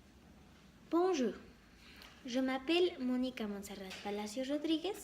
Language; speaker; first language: French; non-native, learner; Spanish